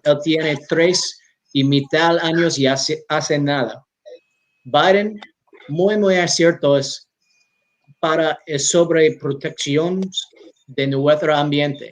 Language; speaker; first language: Spanish; non-native, learner; English